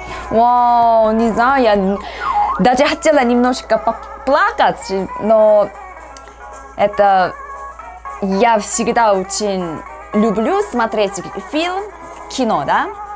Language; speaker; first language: Russian; non-native, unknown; Korean